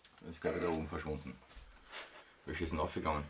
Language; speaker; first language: German; native; German